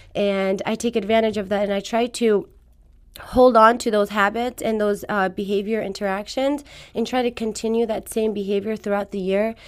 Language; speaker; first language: English; non-native, fluent; Persian